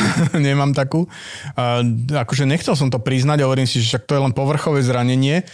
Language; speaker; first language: Slovak; native; Slovak